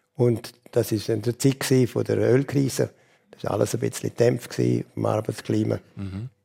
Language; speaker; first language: German; native; German